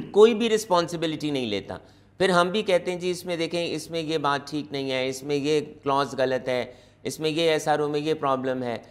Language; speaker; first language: Urdu; non-native, local second language; Punjabi